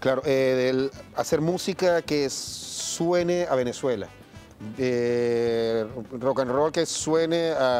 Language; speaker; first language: Spanish; native; Spanish